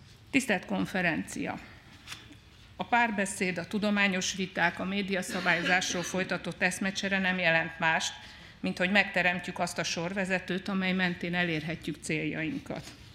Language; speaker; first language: Hungarian; native; Hungarian